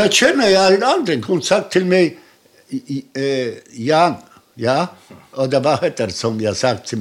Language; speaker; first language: Swedish; non-native, learner; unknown